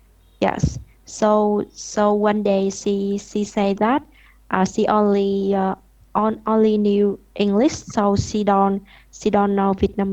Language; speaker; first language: English; non-native, learner; Vietnamese